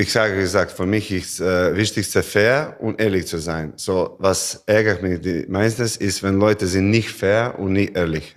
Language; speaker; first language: German; non-native, learner; Serbian